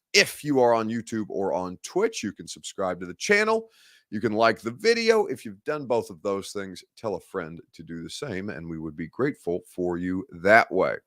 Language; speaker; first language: English; native; English